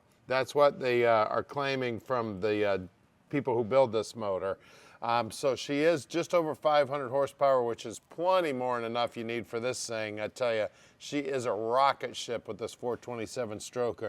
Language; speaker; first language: English; native; English